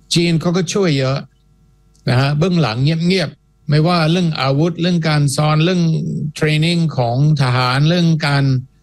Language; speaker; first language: Thai; non-native, fluent; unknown